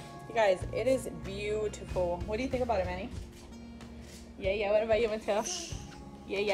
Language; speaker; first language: English; early bilingual, other home language; Spanish